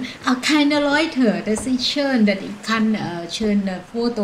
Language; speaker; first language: German; non-native, learner; Thai